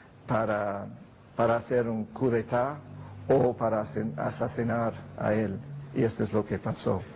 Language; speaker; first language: Spanish; non-native, fluent; English